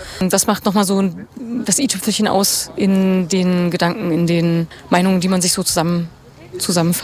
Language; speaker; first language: German; native; German